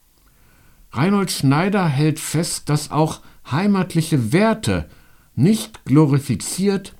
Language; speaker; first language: German; native; German